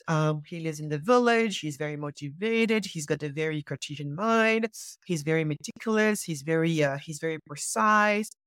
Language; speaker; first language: English; early bilingual, other home language; Wolof